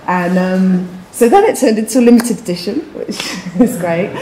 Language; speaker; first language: English; native; English